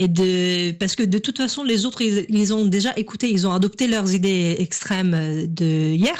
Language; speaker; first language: French; non-native, fluent; English